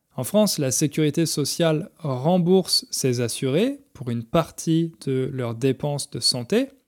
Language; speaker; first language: French; native; French